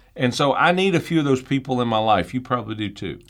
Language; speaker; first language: English; native; English